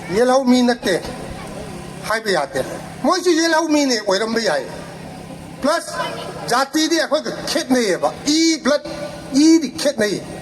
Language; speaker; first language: Manipuri; non-native, local second language; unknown